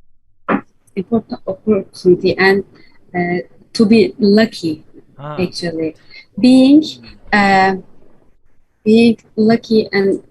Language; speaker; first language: English; non-native, learner; Turkish